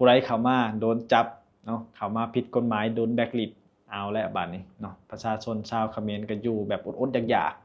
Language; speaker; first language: Thai; non-native, local second language; Lao